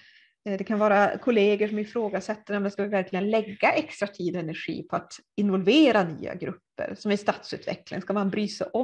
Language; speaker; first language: Swedish; native; Swedish